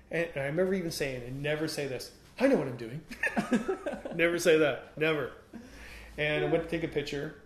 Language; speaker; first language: English; native; English